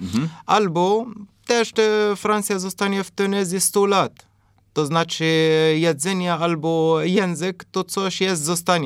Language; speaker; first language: Polish; non-native, learner; Arabic